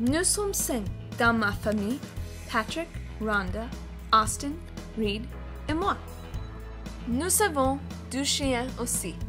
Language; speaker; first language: French; non-native, learner; English